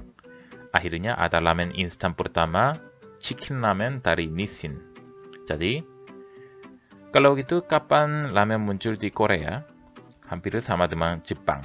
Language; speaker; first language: Indonesian; non-native, fluent; Korean